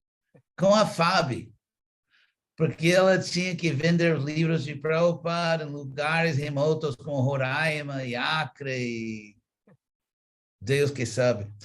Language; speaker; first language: Portuguese; non-native, fluent; English